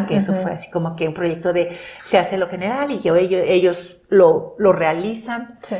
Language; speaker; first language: Spanish; non-native, local second language; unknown